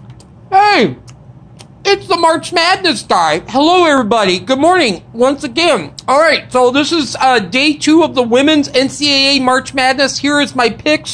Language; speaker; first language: English; native; English